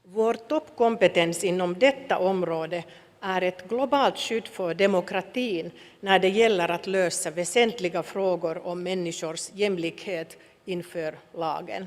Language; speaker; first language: Swedish; non-native, local second language; Finnish